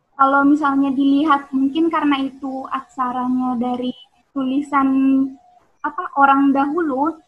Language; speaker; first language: Indonesian; native; Indonesian